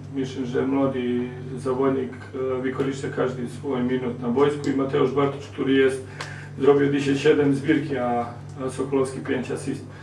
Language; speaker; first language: Polish; non-native, learner; Serbian